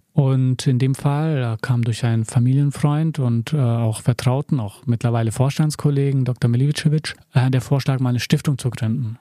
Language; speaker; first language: German; early bilingual, other home language; Serbian